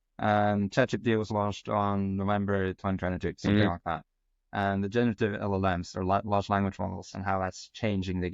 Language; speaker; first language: English; non-native, fluent; Norwegian